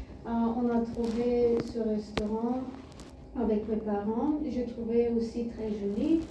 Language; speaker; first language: French; non-native, learner; Bulgarian